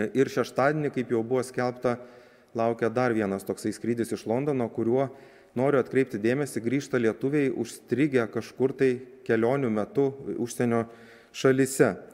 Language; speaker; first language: Lithuanian; native; Lithuanian